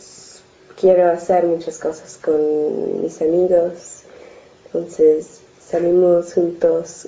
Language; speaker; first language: Spanish; non-native, learner; English